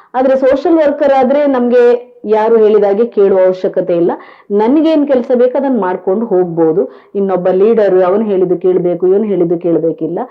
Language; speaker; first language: Kannada; native; Kannada